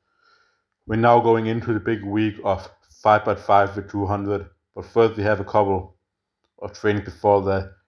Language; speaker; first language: English; non-native, fluent; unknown